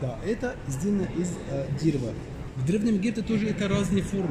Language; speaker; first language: Russian; non-native, learner; Arabic